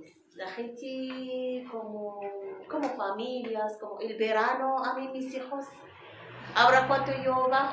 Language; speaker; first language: Spanish; non-native, learner; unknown